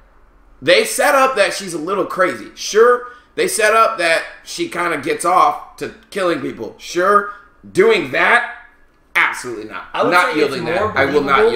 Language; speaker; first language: English; native; English